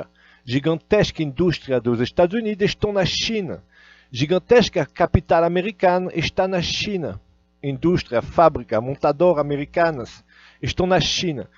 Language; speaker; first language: Portuguese; non-native, fluent; Russian